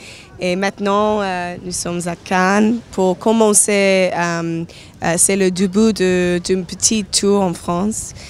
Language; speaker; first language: French; non-native, learner; English